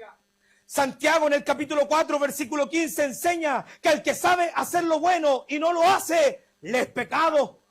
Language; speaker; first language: Spanish; native; Spanish